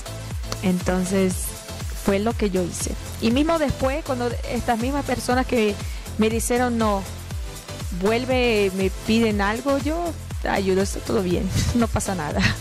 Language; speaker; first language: Spanish; non-native, fluent; Portuguese